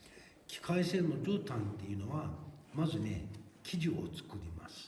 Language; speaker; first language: Japanese; non-native, fluent; Turkish